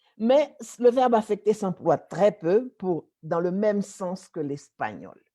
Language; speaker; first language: French; native; French